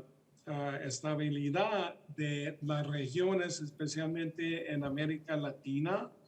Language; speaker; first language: Spanish; early bilingual, heritage; Spanish